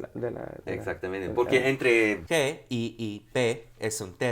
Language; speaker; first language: Spanish; non-native, fluent; English